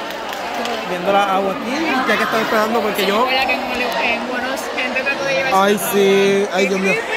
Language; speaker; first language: Spanish; native; Spanish